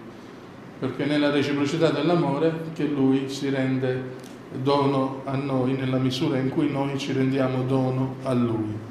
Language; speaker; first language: Italian; native; Italian